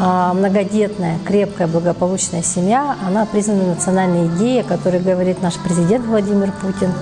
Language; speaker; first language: Russian; native; Russian